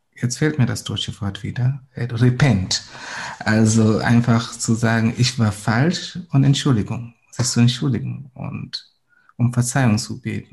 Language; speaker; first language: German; non-native, fluent; Swahili